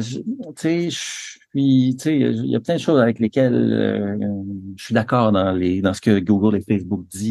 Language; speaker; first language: French; native; French